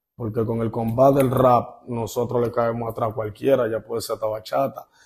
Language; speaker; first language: Spanish; native; Spanish